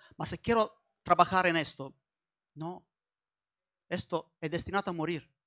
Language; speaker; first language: Spanish; non-native, learner; Italian